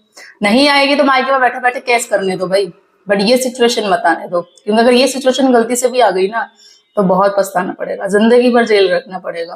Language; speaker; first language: Hindi; native; Hindi